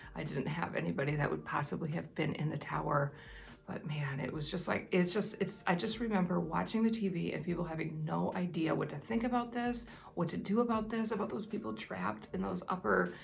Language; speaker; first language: English; native; English